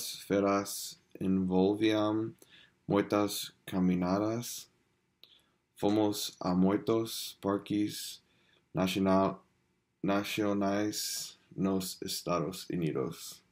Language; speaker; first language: Portuguese; non-native, learner; English